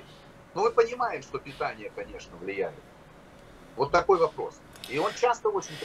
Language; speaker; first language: Russian; native; Russian